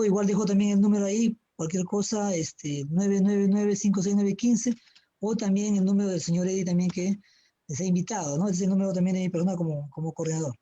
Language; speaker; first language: Spanish; native; Spanish